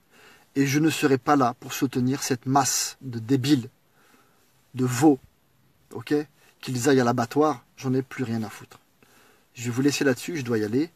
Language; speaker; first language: French; native; French